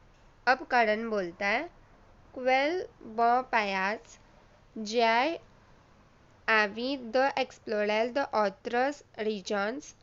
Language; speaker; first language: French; non-native, learner; Hindi